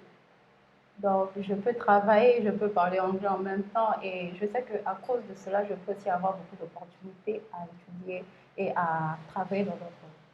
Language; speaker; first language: French; non-native, local second language; Lingala